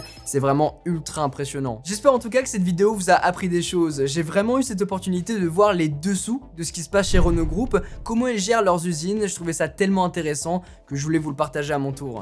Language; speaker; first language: French; native; French